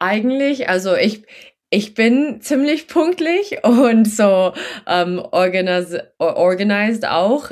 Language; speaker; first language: German; early bilingual, heritage; German